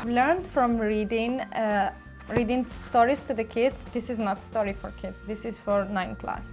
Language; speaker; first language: English; non-native, local second language; Arabic